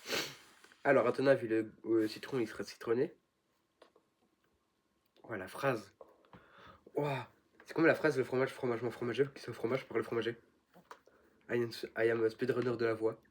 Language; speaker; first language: French; native; French